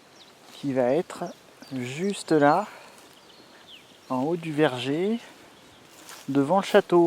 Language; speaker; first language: French; native; French